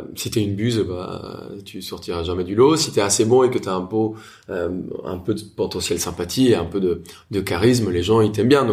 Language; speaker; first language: French; non-native, fluent; Spanish